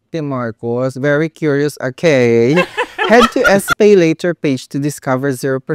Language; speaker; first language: English; non-native, local second language; Filipino